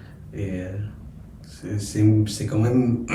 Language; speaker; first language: French; non-native, local second language; Arabic